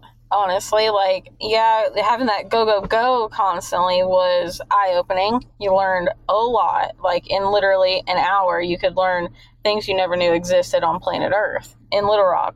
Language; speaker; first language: English; native; English